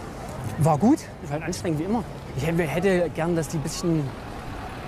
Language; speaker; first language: German; native; German